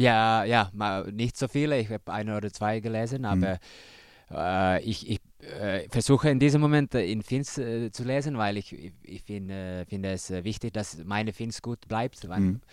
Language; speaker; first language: German; non-native, learner; Finnish